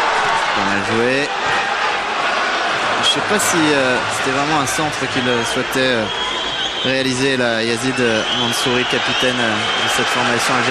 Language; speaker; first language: French; native; French